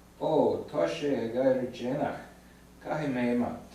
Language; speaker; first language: Irish; non-native, learner; English